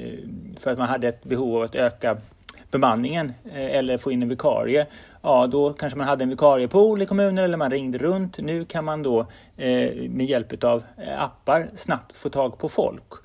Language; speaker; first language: Swedish; native; Swedish